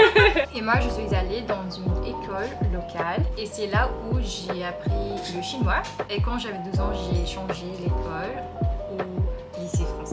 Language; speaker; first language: French; early bilingual, heritage; Cantonese